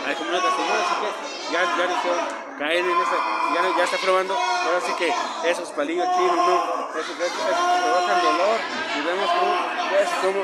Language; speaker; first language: Spanish; native; Spanish